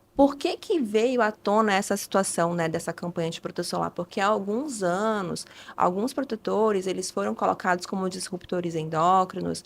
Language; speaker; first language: Portuguese; early bilingual, other home language; Spanish